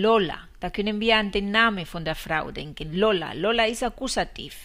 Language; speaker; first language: German; non-native, fluent; Spanish